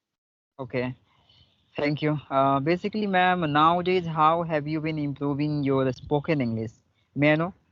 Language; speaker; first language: English; non-native, local second language; Hindi